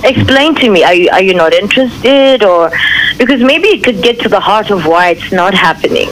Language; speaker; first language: English; non-native, local second language; Zulu